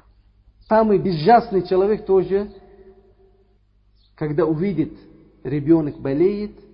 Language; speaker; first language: Russian; non-native, learner; Uzbek